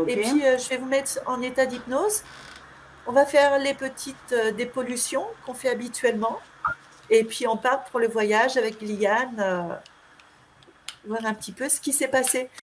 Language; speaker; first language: French; native; French